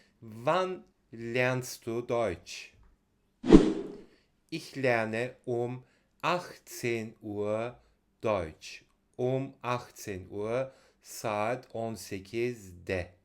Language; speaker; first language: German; non-native, fluent; Turkish